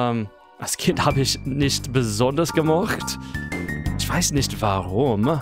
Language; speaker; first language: German; non-native, fluent; English